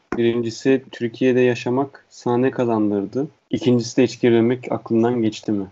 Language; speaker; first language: Turkish; native; Turkish